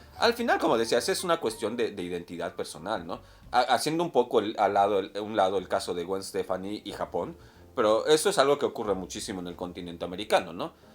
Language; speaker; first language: Spanish; native; Spanish